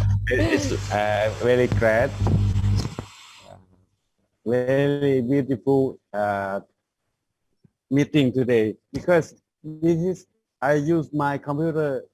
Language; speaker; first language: English; non-native, learner; Khmer